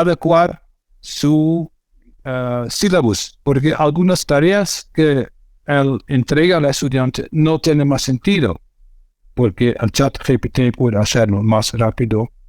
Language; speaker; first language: Spanish; non-native, fluent; Dutch